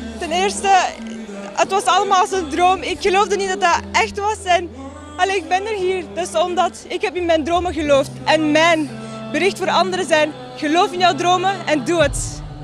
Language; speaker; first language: Dutch; early bilingual, other home language; Tibetan